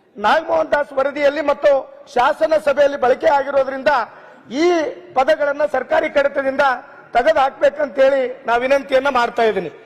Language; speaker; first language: Kannada; non-native, local second language; Lambadi